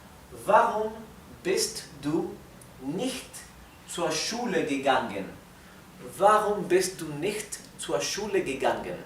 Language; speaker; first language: German; non-native, fluent; Spanish